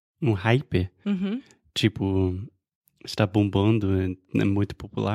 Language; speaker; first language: Portuguese; non-native, fluent; English